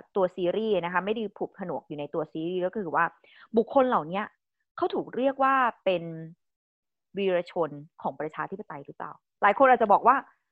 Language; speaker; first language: Thai; native; Thai